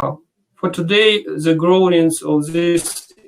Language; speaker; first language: English; non-native, learner; Russian